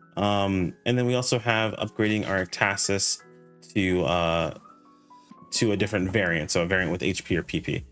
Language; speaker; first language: English; native; English